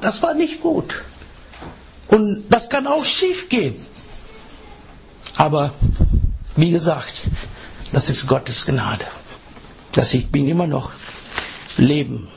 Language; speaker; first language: German; non-native, fluent; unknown